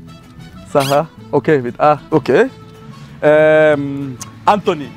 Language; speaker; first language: German; non-native, learner; Spanish